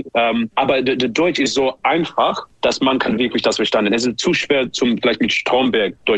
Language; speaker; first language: German; non-native, learner; English